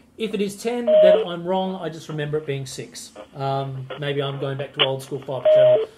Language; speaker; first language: English; native; English